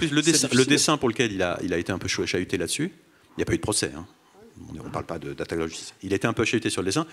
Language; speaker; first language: French; native; French